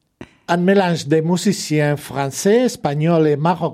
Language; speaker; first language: French; non-native, fluent; Spanish